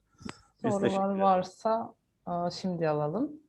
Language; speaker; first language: Turkish; non-native, fluent; Croatian